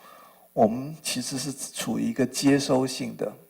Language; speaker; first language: Chinese; native; Chinese